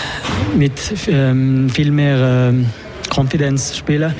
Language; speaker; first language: German; non-native, local second language; French